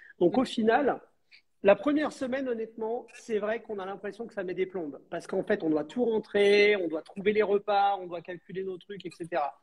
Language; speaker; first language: French; native; French